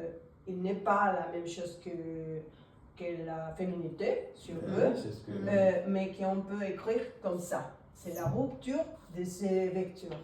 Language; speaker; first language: French; non-native, fluent; Spanish